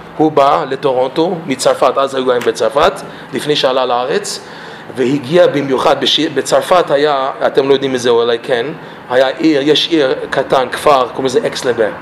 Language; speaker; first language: Hebrew; non-native, fluent; English